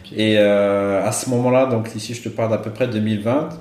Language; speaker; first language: French; non-native, local second language; Malagasy